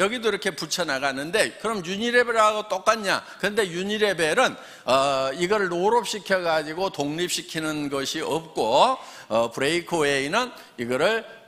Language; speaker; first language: Korean; native; Korean